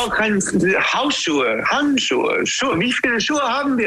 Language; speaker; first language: German; non-native, learner; English